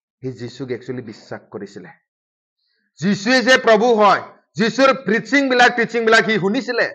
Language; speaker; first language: Assamese; non-native, local second language; Bodo